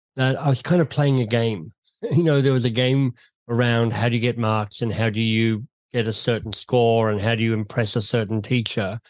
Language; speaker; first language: English; native; English